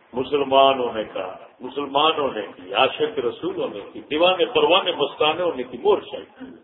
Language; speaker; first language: Urdu; non-native, local second language; Punjabi